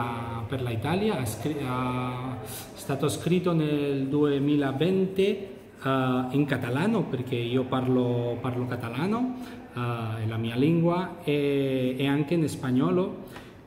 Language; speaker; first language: Italian; non-native, fluent; Catalan